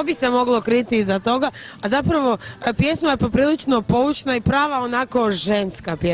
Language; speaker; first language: Croatian; native; Croatian